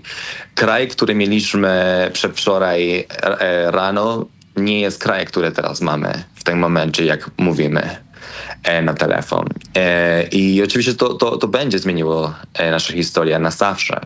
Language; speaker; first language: Polish; non-native, learner; Spanish